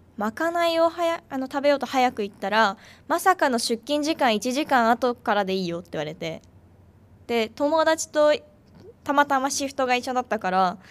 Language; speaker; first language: Japanese; native; Japanese